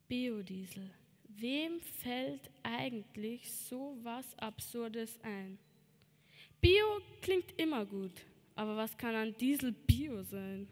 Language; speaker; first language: German; early bilingual, other home language; Albanian